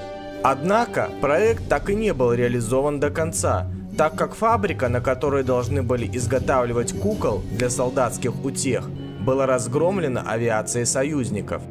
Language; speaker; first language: Russian; native; Russian